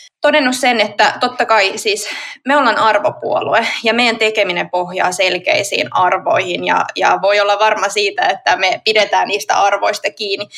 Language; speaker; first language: Finnish; native; Finnish